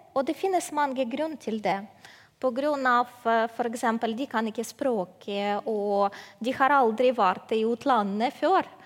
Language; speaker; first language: Norwegian; non-native, fluent; Ukrainian